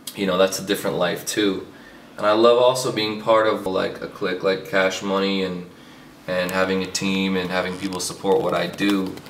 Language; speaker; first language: English; native; English